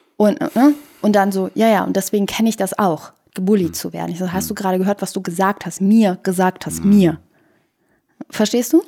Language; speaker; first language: German; early bilingual, other home language; Persian